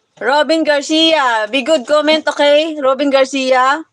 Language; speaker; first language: English; non-native, local second language; Hiligaynon